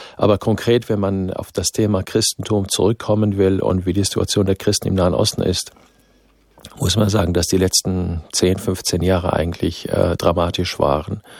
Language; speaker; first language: German; non-native, fluent; Arabic